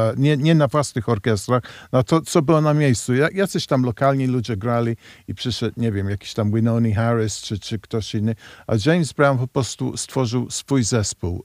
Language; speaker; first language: Polish; non-native, fluent; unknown